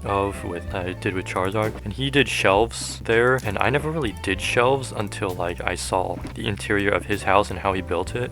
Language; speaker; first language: English; native; English